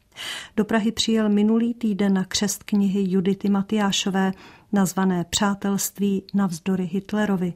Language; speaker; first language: Czech; native; Czech